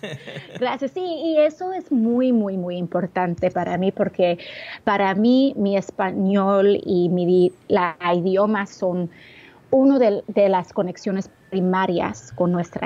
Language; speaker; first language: Spanish; early bilingual, heritage; Spanish